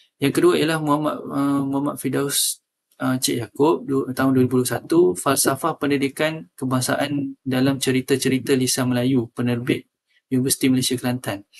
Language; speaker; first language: Malay; native; Malay